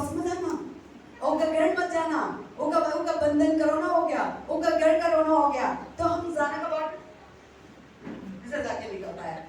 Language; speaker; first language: Hindi; non-native, local second language; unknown